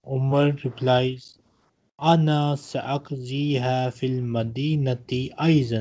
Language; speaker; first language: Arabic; non-native, fluent; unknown